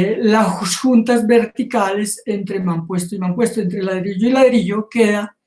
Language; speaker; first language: Spanish; native; Spanish